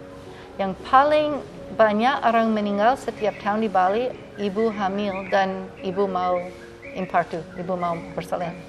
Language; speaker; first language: Indonesian; non-native, fluent; English